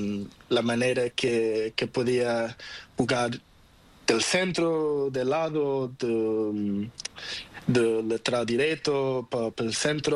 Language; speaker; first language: Spanish; non-native, learner; Portuguese